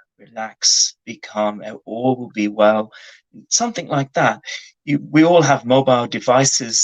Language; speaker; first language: English; native; English